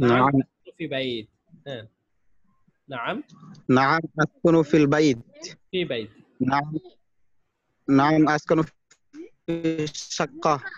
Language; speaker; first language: Arabic; non-native, fluent; Bangla